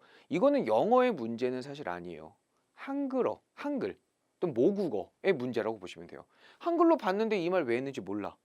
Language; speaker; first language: Korean; native; Korean